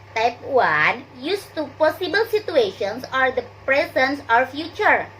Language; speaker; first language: English; non-native, learner; Indonesian